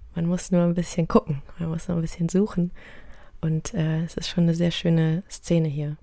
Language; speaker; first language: German; early bilingual, other home language; Russian